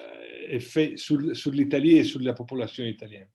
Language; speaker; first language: French; non-native, fluent; Italian